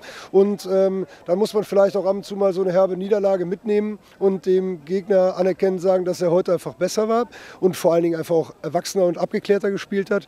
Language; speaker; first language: German; native; German